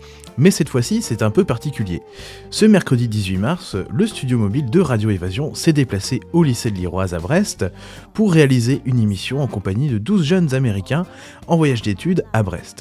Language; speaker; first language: French; native; French